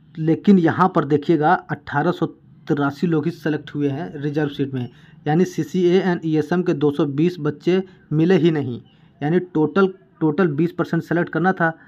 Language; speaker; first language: Hindi; native; Hindi